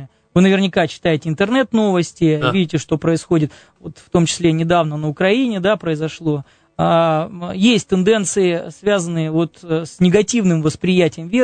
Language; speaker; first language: Russian; native; Russian